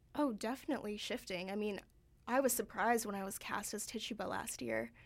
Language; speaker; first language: English; early bilingual, other home language; Filipino